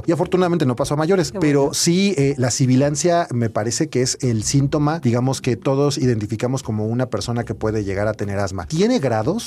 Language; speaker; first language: Spanish; native; Spanish